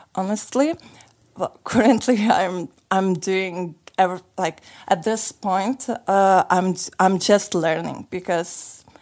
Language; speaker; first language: English; non-native, fluent; Lithuanian